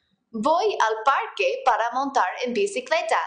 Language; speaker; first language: Spanish; non-native, fluent; English